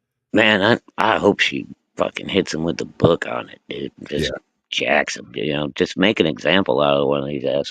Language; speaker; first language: English; native; English